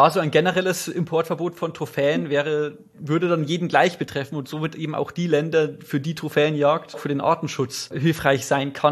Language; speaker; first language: German; native; German